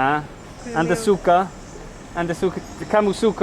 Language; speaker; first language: Indonesian; non-native, learner; English